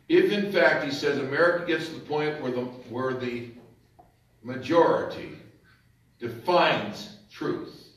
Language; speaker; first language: English; native; English